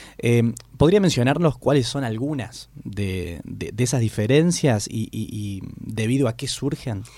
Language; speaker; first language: Spanish; native; Spanish